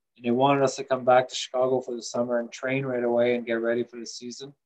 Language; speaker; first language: English; native; English